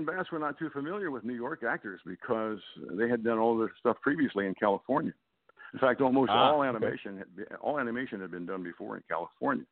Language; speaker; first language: English; native; English